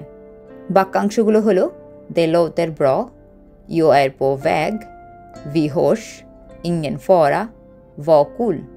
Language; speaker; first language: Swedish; non-native, fluent; Bangla